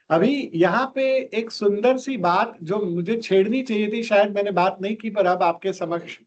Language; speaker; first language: Hindi; non-native, local second language; Gujarati